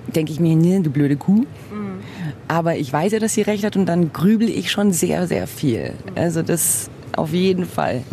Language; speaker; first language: German; early bilingual, other home language; Portuguese